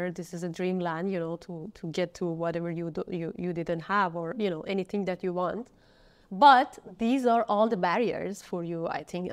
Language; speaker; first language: English; non-native, fluent; Persian